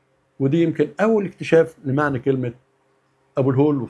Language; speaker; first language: Arabic; native; Arabic